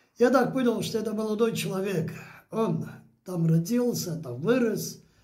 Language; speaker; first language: Russian; non-native, local second language; Azerbaijani